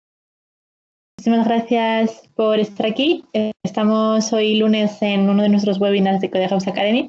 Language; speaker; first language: Spanish; native; Spanish